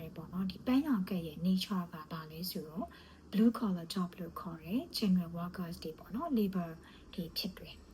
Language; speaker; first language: Burmese; native; Burmese